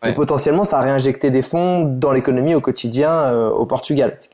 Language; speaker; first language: French; native; French